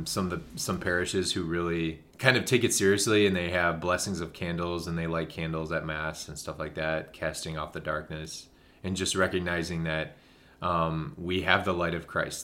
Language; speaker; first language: English; native; English